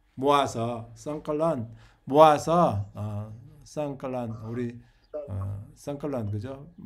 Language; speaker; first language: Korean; native; Korean